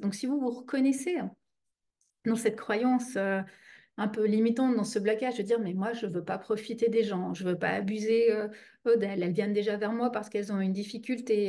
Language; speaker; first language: French; native; French